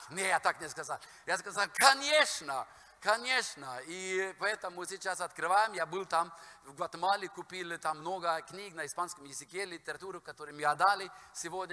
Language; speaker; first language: Russian; non-native, fluent; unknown